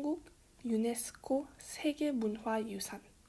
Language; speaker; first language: Korean; early bilingual, heritage; Korean